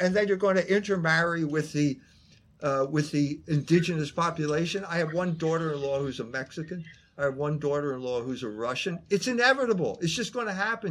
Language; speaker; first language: English; native; English